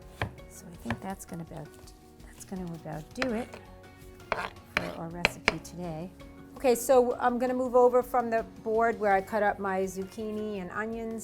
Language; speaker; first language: English; native; English